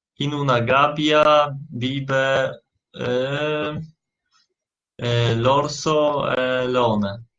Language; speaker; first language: Italian; non-native, learner; Polish